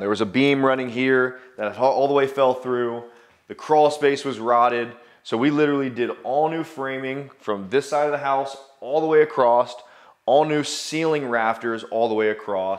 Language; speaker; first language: English; native; English